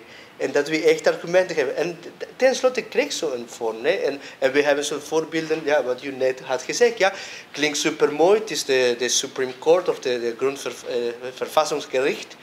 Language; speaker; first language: Dutch; non-native, fluent; Spanish